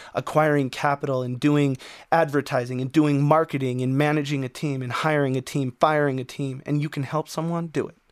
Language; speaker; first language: English; native; English